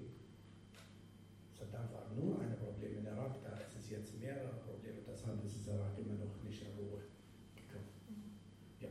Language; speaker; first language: German; non-native, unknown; Arabic